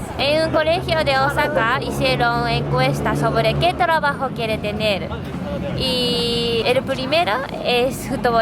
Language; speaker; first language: Spanish; non-native, fluent; Japanese